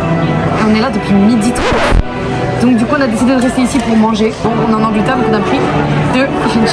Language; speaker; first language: French; native; French